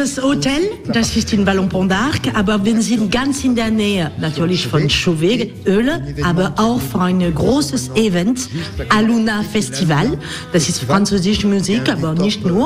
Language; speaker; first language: German; non-native, learner; French